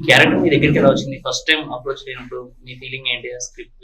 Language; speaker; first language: Telugu; native; Telugu